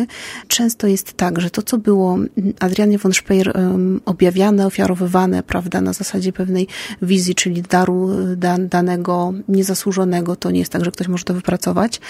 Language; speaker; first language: Polish; native; Polish